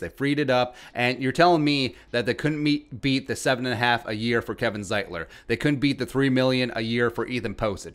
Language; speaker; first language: English; native; English